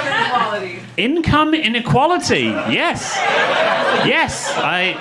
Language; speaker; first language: English; native; English